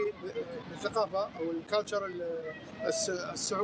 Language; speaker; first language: Arabic; native; Arabic